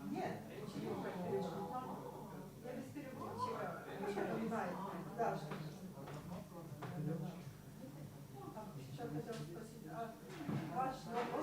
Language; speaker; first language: Russian; non-native, local second language; Lithuanian